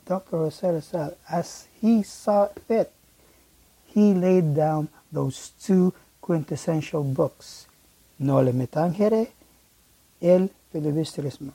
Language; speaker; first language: English; non-native, local second language; Filipino